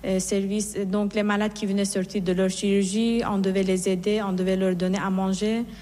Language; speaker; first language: French; non-native, fluent; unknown